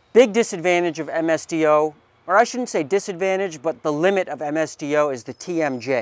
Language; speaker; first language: English; native; English